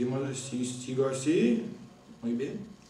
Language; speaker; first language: Spanish; non-native, learner; Lithuanian